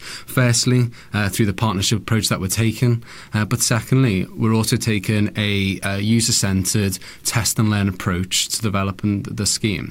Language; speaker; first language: English; native; English